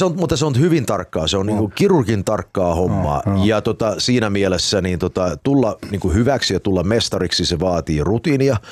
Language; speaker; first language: Finnish; early bilingual, heritage; Finnish